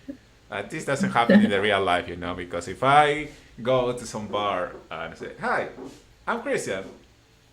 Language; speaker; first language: English; non-native, fluent; Spanish